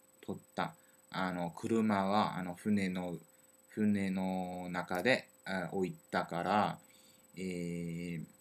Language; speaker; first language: Japanese; non-native, learner; French